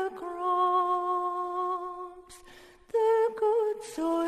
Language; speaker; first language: English; native; English